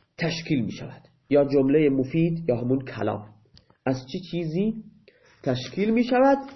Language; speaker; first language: Persian; non-native, local second language; Baluchi